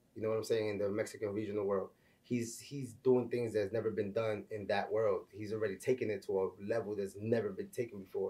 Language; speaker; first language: English; early bilingual, other home language; Spanish